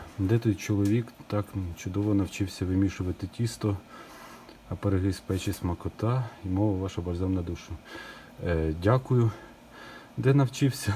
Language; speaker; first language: Ukrainian; non-native, local second language; Russian